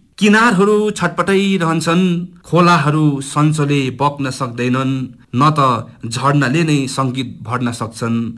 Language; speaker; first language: Nepali; native; Nepali